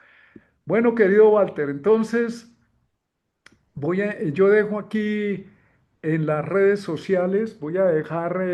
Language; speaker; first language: Spanish; native; Spanish